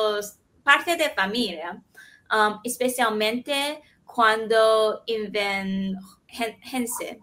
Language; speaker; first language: Spanish; non-native, fluent; Chinese